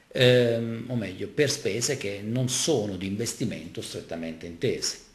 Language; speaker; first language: Italian; native; Italian